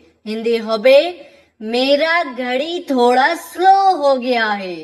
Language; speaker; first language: Hindi; non-native, fluent; Bangla